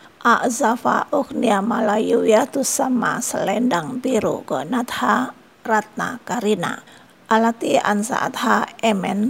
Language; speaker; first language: Arabic; non-native, fluent; Indonesian